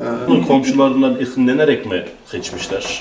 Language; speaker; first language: Turkish; native; Turkish